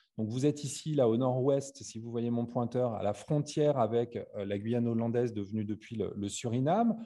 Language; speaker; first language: French; native; French